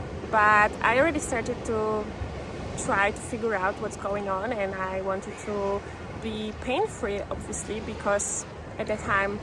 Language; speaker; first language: English; non-native, fluent; Polish